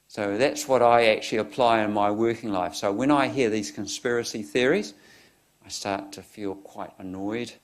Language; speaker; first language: English; native; English